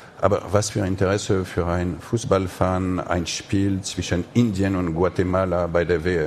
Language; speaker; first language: German; non-native, fluent; French